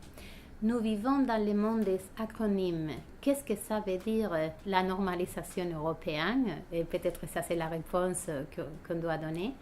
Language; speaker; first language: French; non-native, fluent; Spanish